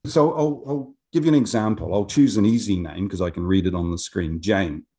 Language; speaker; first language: English; native; English